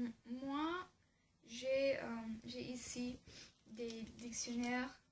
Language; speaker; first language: French; non-native, learner; English